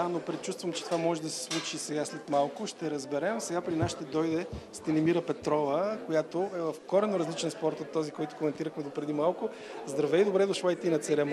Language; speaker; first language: Bulgarian; native; Bulgarian